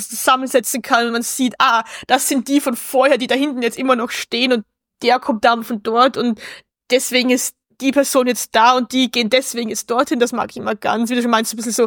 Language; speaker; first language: German; native; German